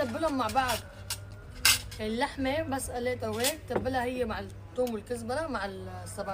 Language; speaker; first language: Arabic; native; Arabic